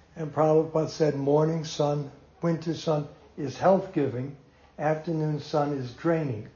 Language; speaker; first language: English; native; English